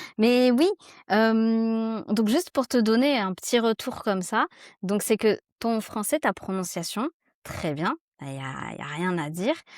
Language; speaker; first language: French; native; French